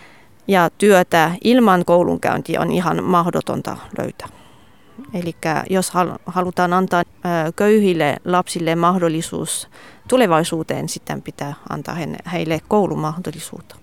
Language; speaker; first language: Finnish; non-native, fluent; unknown